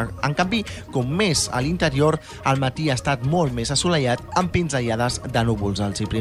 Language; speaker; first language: Catalan; native; Catalan